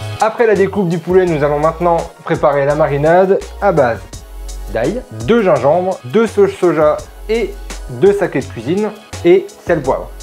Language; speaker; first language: French; native; French